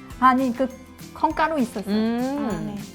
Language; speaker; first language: Korean; non-native, learner; Chinese